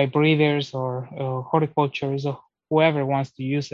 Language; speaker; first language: English; non-native, fluent; Spanish